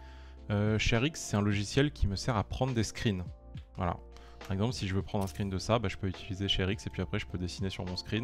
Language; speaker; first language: French; native; French